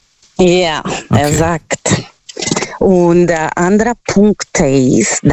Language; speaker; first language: German; non-native, learner; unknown